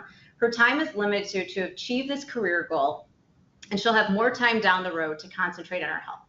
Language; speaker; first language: English; native; English